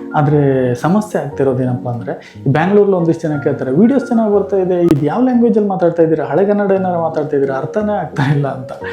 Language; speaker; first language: Kannada; native; Kannada